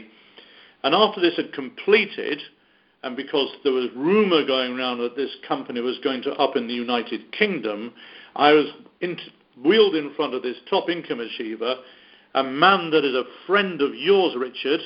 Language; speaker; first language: English; native; English